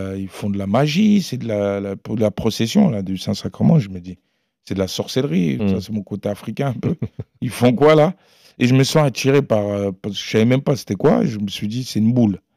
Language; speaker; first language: French; early bilingual, other home language; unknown